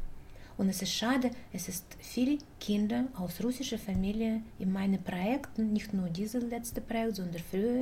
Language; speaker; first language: German; non-native, learner; Russian